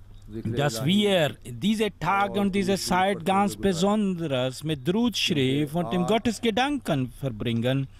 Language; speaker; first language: German; non-native, fluent; Urdu